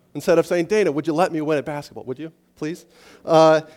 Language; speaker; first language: English; native; English